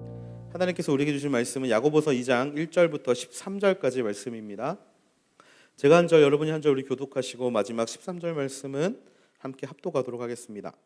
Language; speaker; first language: Korean; native; Korean